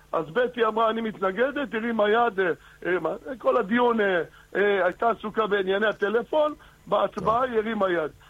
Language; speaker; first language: Hebrew; native; Hebrew